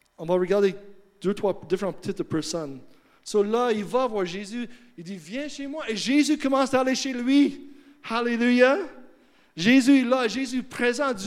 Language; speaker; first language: French; non-native, fluent; English